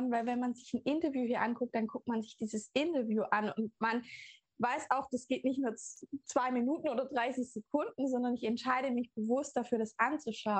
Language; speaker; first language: German; native; German